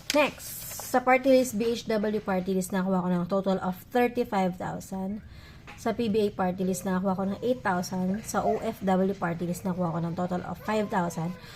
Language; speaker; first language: Filipino; non-native, local second language; Iloko